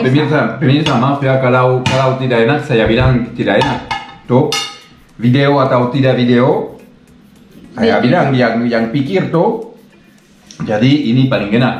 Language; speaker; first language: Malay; non-native, learner; Swiss German